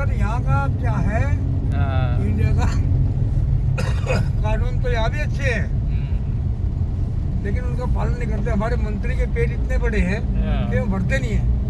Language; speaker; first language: Hindi; native; Hindi